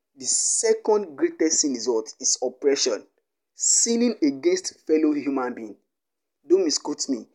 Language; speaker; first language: English; non-native, local second language; Yoruba